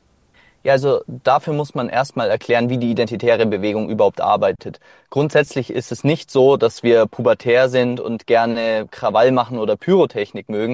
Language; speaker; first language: German; native; German